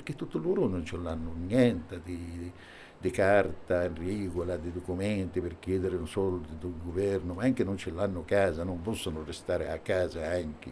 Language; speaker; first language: Italian; non-native, learner; Arabic